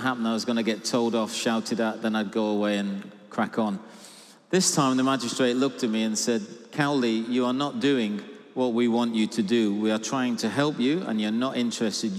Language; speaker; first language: English; native; English